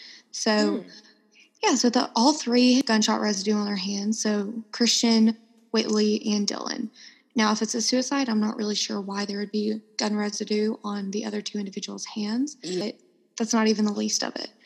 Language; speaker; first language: English; native; English